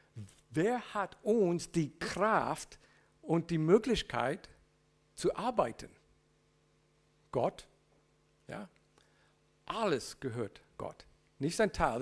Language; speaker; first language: German; non-native, learner; English